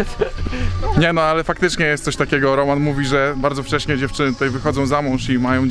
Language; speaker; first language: Polish; native; Polish